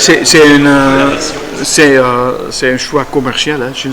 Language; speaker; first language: French; non-native, learner; Dutch